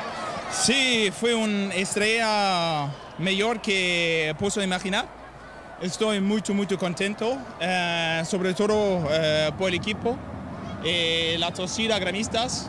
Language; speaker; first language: Spanish; non-native, learner; Danish